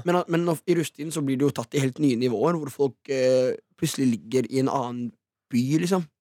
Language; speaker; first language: Norwegian; early bilingual, other home language; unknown